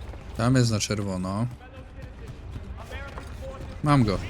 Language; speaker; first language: Polish; native; Polish